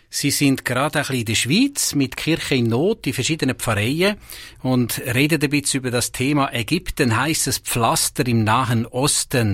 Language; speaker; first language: German; native; German